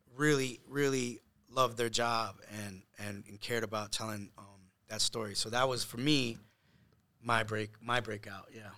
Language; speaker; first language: English; native; English